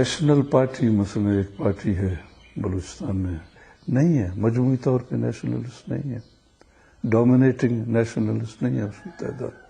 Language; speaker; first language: Urdu; non-native, local second language; Baluchi